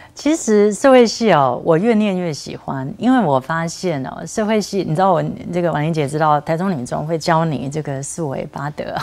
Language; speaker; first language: Chinese; native; Chinese